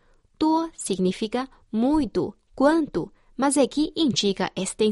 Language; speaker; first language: Portuguese; non-native, fluent; Chinese